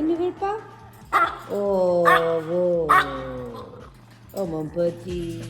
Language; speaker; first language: French; non-native, fluent; Spanish